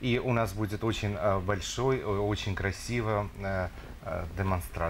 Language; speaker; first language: Russian; non-native, fluent; Romanian